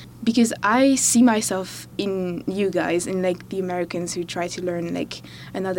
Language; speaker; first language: English; non-native, fluent; French